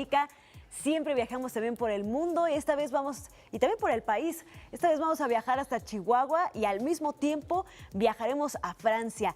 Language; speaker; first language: Spanish; native; Spanish